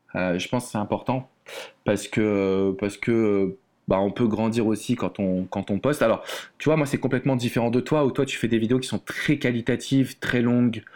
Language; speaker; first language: French; native; French